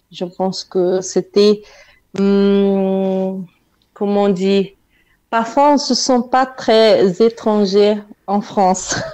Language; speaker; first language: French; non-native, fluent; Portuguese